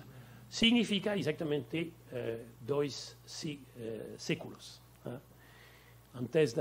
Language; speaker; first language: Portuguese; non-native, learner; French